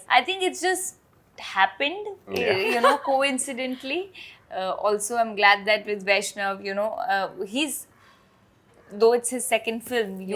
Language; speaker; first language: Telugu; non-native, fluent; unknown